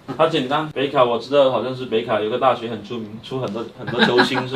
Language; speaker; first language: Chinese; native; Chinese